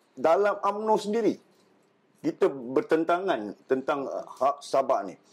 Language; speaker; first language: Malay; native; Malay